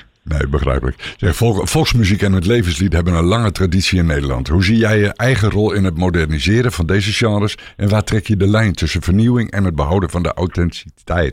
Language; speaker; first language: Dutch; native; Dutch